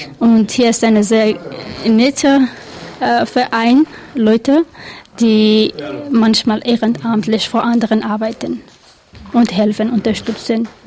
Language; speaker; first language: German; non-native, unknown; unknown